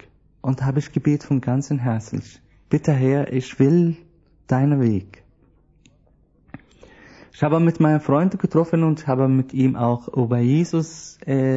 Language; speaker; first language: German; non-native, learner; Arabic